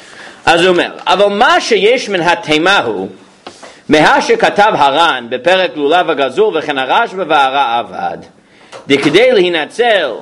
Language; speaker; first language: Hebrew; non-native, fluent; English